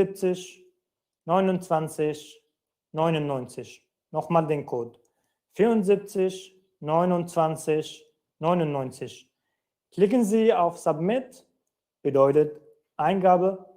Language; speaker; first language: German; non-native, fluent; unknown